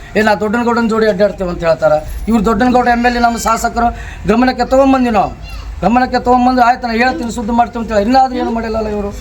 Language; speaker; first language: Kannada; non-native, local second language; Lambadi